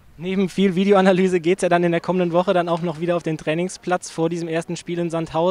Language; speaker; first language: German; native; German